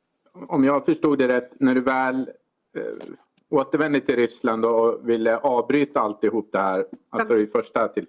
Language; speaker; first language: Swedish; native; Swedish